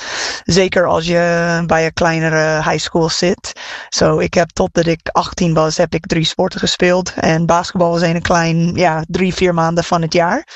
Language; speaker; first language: Dutch; non-native, fluent; English